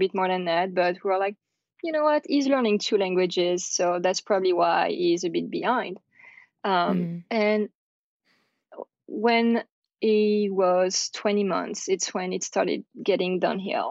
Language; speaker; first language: English; non-native, fluent; French